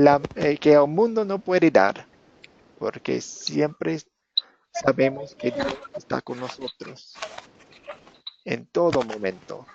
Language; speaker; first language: Spanish; non-native, fluent; English